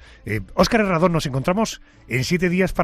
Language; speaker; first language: Spanish; native; Spanish